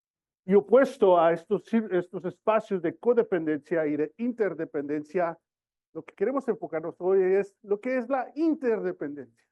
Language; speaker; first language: Spanish; early bilingual, heritage; Spanish